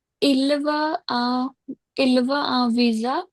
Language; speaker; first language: French; non-native, learner; Hindi